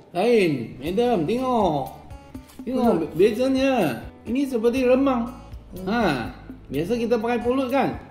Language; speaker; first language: Malay; non-native, local second language; Chinese